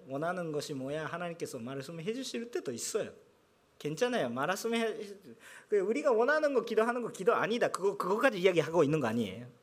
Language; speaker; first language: Korean; non-native, fluent; Japanese